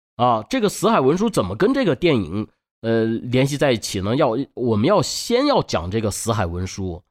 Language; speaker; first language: Chinese; native; Chinese